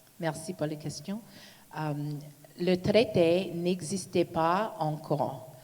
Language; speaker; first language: French; non-native, learner; English